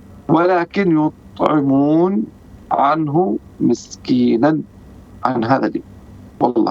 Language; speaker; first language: Arabic; native; Arabic